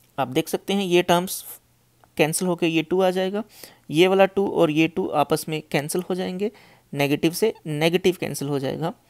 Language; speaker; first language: Hindi; native; Hindi